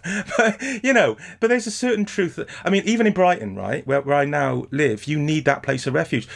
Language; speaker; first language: English; native; English